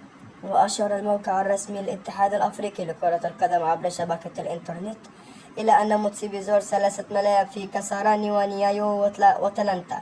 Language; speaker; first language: Arabic; native; Arabic